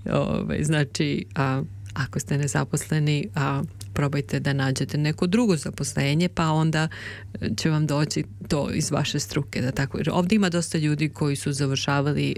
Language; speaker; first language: Serbian; native; Serbian